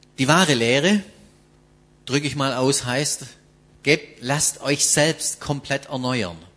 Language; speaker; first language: German; native; German